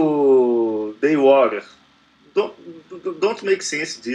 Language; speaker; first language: English; non-native, learner; Portuguese